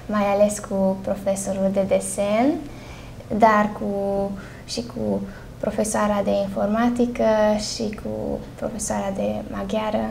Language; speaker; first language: Romanian; non-native, local second language; Hungarian